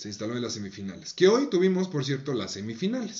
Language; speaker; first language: Spanish; native; Spanish